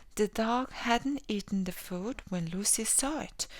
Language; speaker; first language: English; non-native, learner; Mongolian